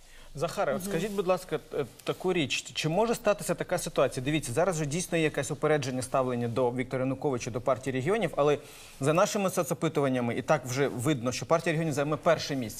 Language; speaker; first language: Ukrainian; native; Ukrainian